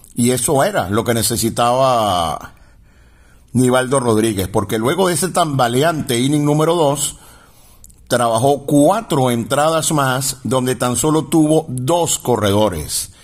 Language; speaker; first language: Spanish; native; Spanish